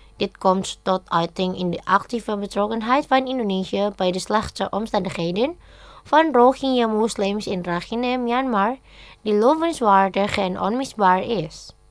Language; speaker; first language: Dutch; non-native, fluent; Indonesian